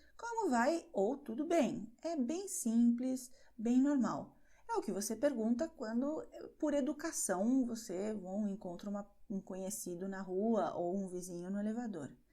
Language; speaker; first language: Portuguese; non-native, fluent; Spanish